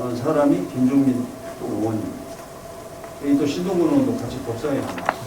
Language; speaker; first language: Korean; native; Korean